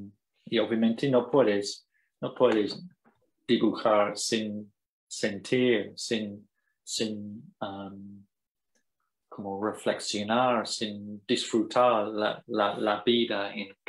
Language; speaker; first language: Spanish; non-native, fluent; English